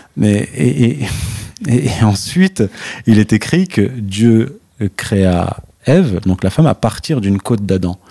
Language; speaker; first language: French; early bilingual, other home language; Arabic